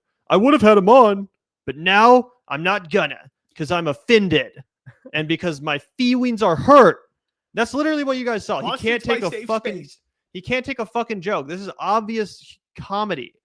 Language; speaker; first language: English; native; English